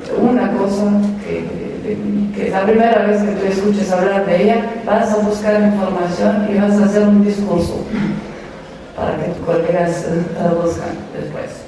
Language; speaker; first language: Spanish; non-native, fluent; Romanian